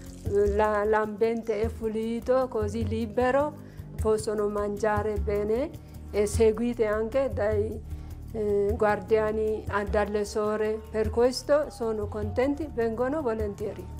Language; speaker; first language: Italian; non-native, learner; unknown